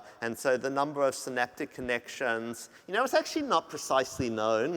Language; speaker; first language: English; native; English